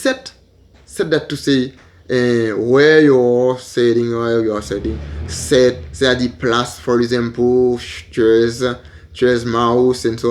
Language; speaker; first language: English; non-native, learner; Haitian Creole